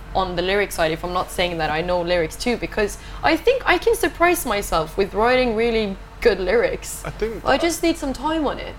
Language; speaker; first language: English; non-native, fluent; Norwegian